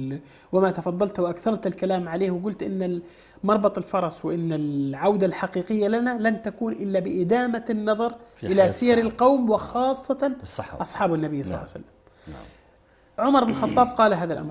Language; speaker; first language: Arabic; native; Arabic